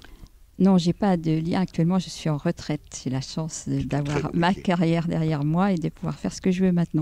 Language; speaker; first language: French; native; French